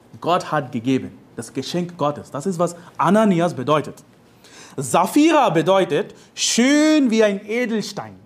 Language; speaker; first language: German; non-native, fluent; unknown